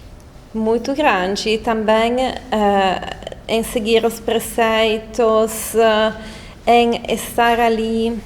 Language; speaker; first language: Portuguese; non-native, fluent; Italian